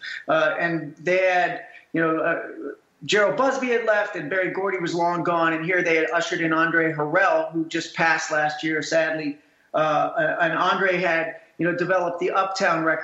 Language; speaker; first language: English; native; English